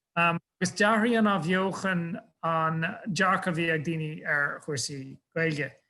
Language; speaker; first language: Irish; non-native, local second language; English